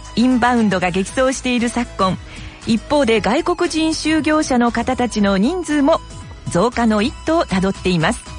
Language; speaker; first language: Japanese; native; Japanese